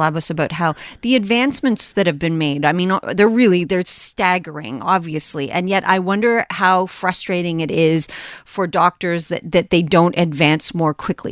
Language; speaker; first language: English; native; English